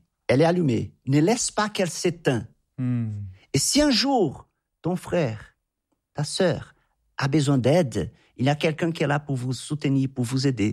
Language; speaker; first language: French; non-native, fluent; Portuguese